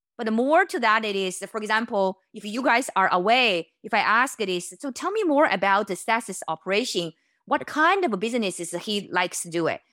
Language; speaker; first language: English; non-native, fluent; Chinese